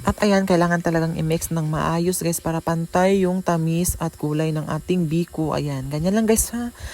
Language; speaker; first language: Filipino; non-native, local second language; Cebuano